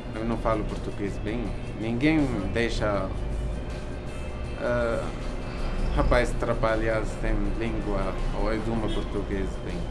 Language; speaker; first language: Portuguese; non-native, learner; Arabic